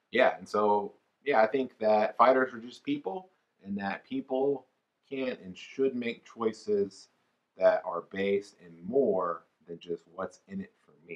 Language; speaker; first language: English; native; English